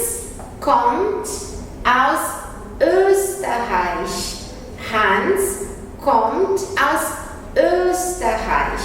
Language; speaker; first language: German; non-native, fluent; Portuguese